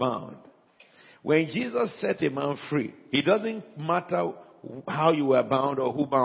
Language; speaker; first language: English; non-native, local second language; Yoruba